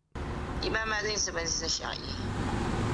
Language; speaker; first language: Chinese; non-native, local second language; Wu Chinese